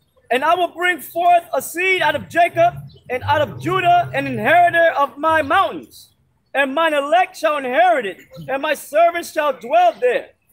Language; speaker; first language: English; native; English